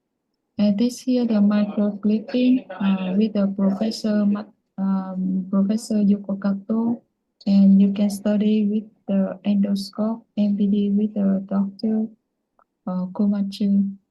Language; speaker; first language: English; non-native, learner; Vietnamese